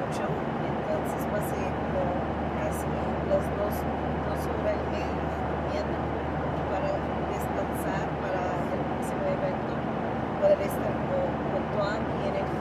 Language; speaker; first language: Spanish; non-native, fluent; Haitian Creole